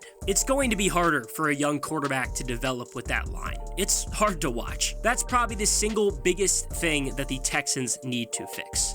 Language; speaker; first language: English; native; English